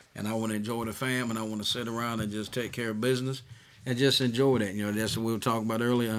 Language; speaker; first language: English; native; English